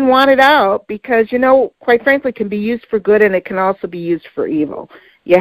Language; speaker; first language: English; native; English